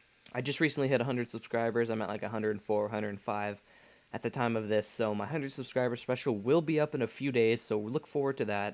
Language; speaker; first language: English; native; English